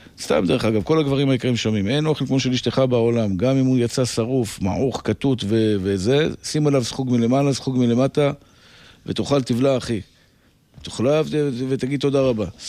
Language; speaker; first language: Hebrew; native; Hebrew